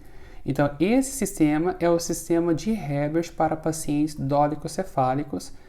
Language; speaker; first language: Portuguese; native; Portuguese